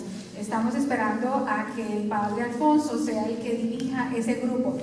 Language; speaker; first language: Spanish; native; Spanish